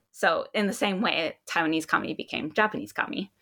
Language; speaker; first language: English; native; English